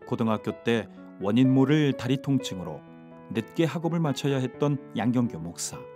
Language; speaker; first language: Korean; native; Korean